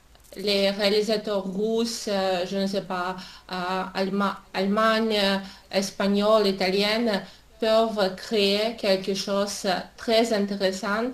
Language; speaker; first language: French; non-native, learner; Russian